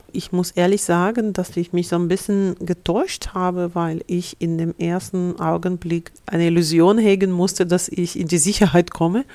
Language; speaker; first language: German; non-native, fluent; Russian